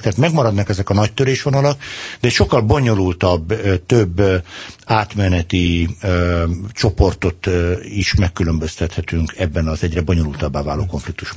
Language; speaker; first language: Hungarian; native; Hungarian